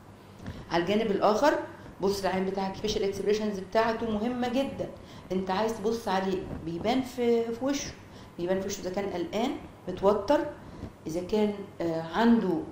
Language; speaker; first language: Arabic; native; Arabic